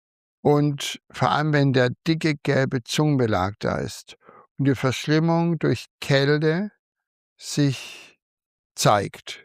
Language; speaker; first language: German; native; German